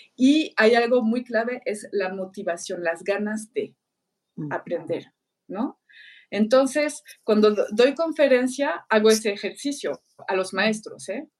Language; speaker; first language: Spanish; non-native, fluent; French